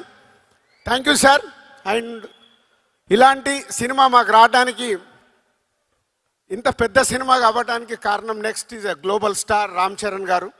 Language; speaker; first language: Telugu; native; Telugu